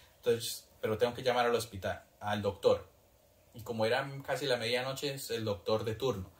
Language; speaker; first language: Spanish; early bilingual, heritage; Spanish